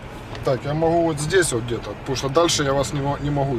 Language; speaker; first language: Russian; native; Russian